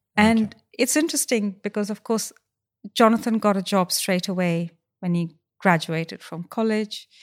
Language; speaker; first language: English; non-native, local second language; Hindi